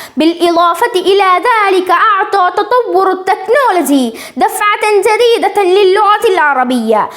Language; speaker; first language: Arabic; non-native, learner; Malayalam